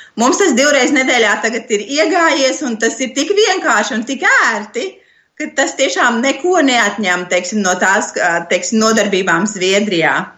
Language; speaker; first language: Latvian; native; Latvian